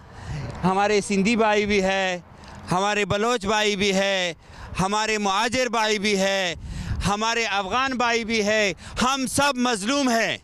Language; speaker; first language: Hindi; non-native, local second language; Pashto